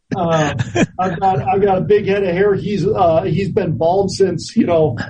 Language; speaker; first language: English; native; English